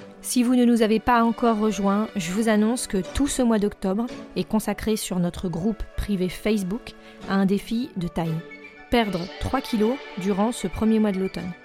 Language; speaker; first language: French; native; French